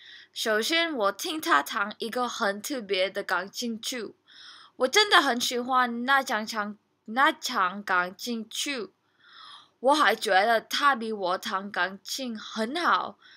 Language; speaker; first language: Chinese; non-native, learner; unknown